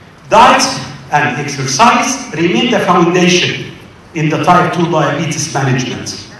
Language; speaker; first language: English; non-native, fluent; Arabic